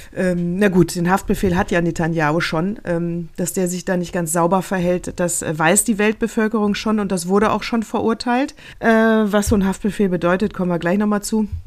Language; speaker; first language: German; native; German